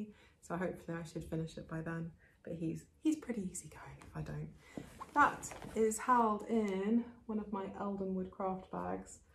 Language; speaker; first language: English; native; English